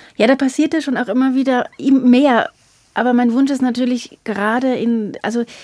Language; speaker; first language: German; native; German